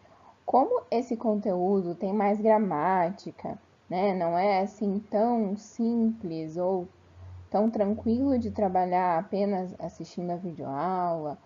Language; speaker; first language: Portuguese; native; Portuguese